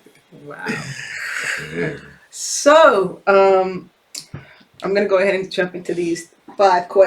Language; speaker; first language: English; native; English